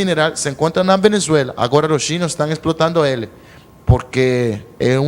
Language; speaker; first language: Portuguese; non-native, learner; Spanish